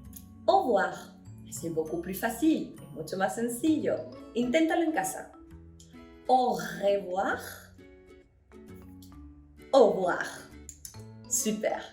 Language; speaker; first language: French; non-native, fluent; Spanish